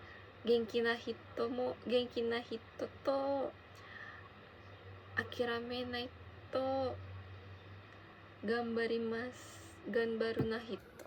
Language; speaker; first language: Japanese; non-native, learner; Indonesian